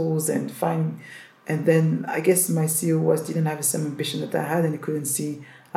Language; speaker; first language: English; non-native, fluent; French